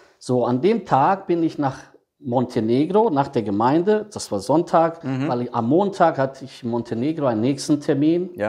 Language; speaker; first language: German; early bilingual, other home language; Serbian